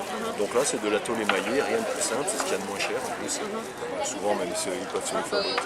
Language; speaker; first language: French; native; French